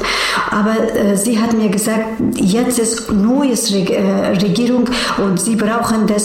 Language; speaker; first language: German; non-native, learner; Persian